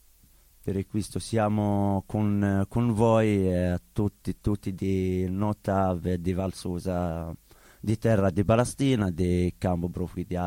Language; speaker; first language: Italian; non-native, learner; Arabic